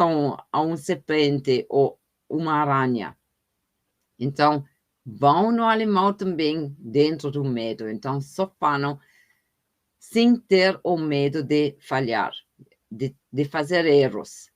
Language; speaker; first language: Portuguese; non-native, fluent; German